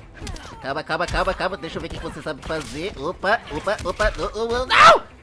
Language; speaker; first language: Portuguese; native; Portuguese